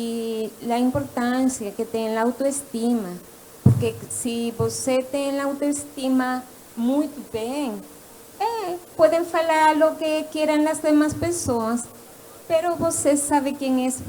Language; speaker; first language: Portuguese; non-native, learner; Spanish